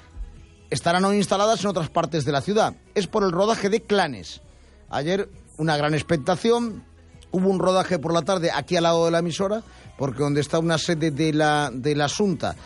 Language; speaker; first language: Spanish; native; Spanish